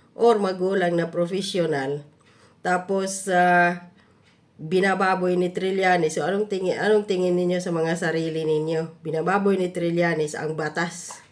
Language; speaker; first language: Filipino; non-native, local second language; Cebuano